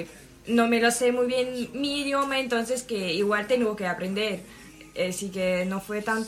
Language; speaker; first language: Spanish; non-native, learner; Ukrainian